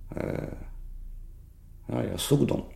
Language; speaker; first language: Swedish; non-native, local second language; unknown